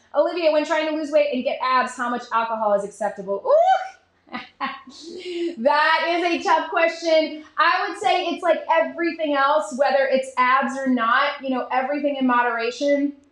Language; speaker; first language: English; native; English